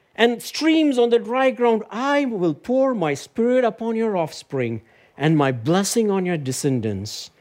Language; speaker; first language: English; non-native, local second language; Tamil